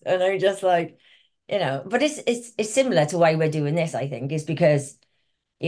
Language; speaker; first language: English; native; English